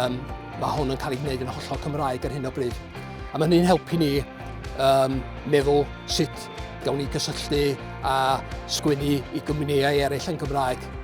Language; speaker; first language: Welsh; native; Welsh